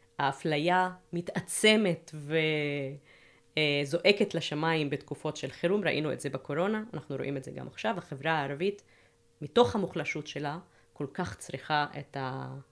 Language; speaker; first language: Hebrew; non-native, local second language; Arabic